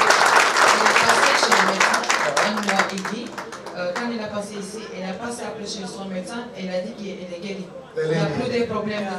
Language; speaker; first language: French; non-native, learner; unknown